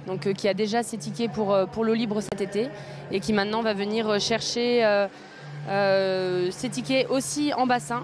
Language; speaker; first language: French; native; French